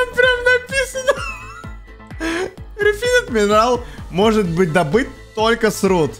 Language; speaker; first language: Russian; native; Russian